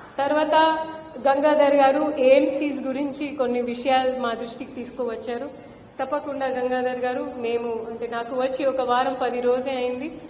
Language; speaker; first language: Telugu; non-native, fluent; Hindi